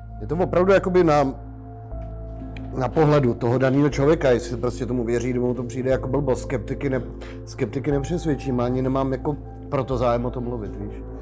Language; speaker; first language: Czech; native; Czech